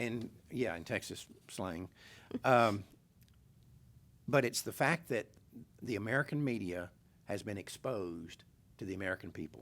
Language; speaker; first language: English; native; English